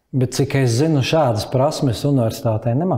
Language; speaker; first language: Latvian; native; Latvian